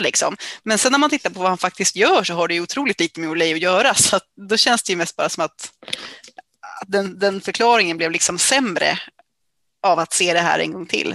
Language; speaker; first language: Swedish; native; Swedish